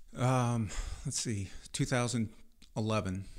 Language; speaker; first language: English; native; English